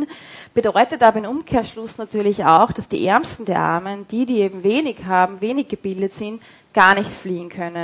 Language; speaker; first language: German; native; German